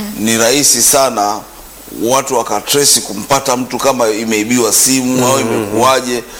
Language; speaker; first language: Swahili; non-native, local second language; Sukuma